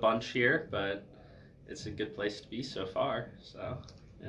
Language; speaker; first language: English; native; English